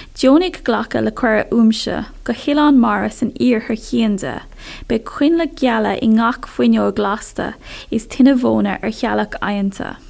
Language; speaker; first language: Irish; non-native, local second language; English